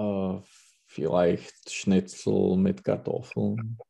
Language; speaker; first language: German; non-native, learner; Czech